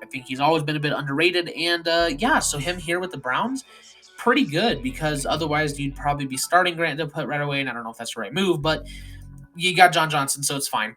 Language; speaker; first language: English; native; English